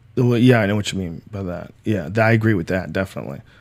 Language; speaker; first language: English; native; English